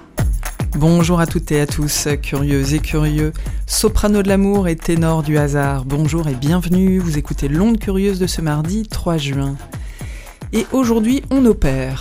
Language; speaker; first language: French; native; French